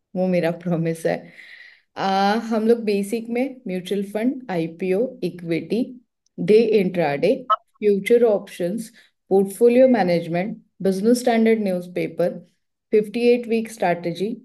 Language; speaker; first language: Hindi; non-native, local second language; Marathi